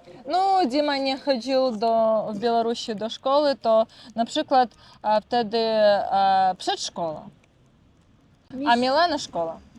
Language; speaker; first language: Polish; non-native, learner; Russian